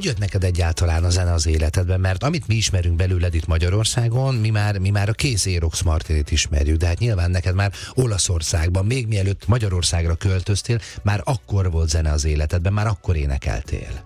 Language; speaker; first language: Hungarian; native; Hungarian